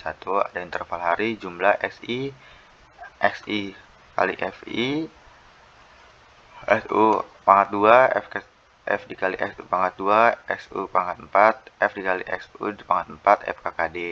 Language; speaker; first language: Indonesian; native; Indonesian